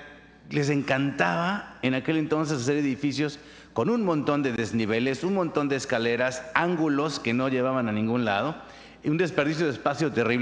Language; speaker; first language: Spanish; native; Spanish